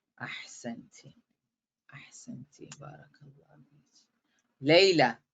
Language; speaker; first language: Arabic; non-native, fluent; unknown